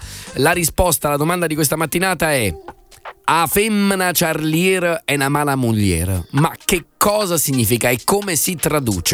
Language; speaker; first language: Italian; native; Italian